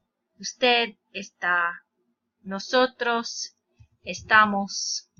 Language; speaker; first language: Spanish; non-native, fluent; English